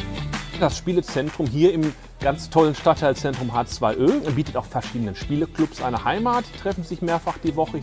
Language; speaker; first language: German; native; German